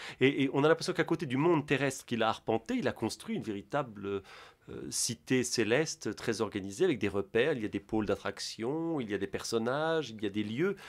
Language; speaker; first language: French; native; French